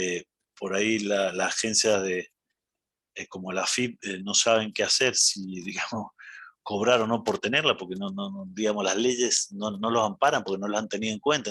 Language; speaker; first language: Spanish; native; Spanish